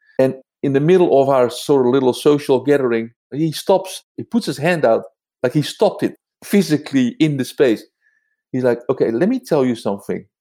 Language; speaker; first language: English; non-native, fluent; Dutch